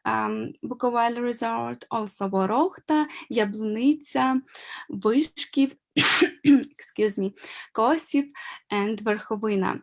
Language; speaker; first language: English; non-native, learner; Ukrainian